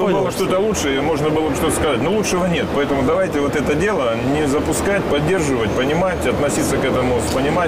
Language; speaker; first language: Russian; native; Russian